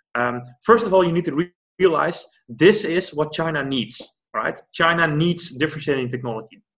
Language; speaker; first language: English; non-native, fluent; Dutch